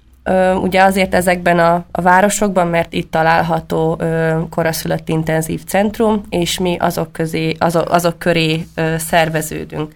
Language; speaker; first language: Hungarian; native; Hungarian